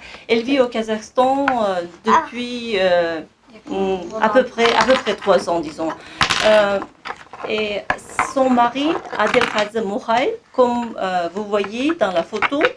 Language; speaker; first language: French; non-native, fluent; Kazakh